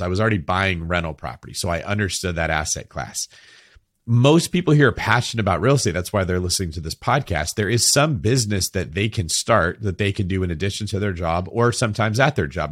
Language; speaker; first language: English; native; English